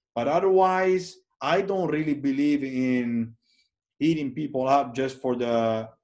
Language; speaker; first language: English; non-native, fluent; Italian